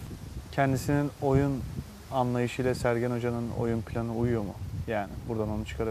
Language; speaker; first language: Turkish; native; Turkish